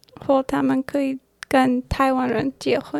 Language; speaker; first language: Chinese; non-native, learner; English